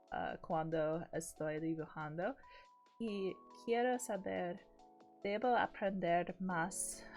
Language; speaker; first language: Spanish; non-native, learner; English